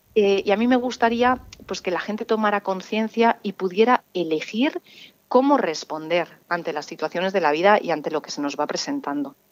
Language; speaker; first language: Spanish; native; Spanish